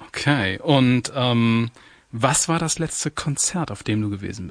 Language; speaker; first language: German; native; German